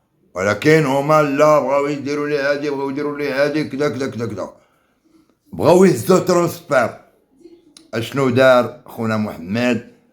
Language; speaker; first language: Arabic; native; Arabic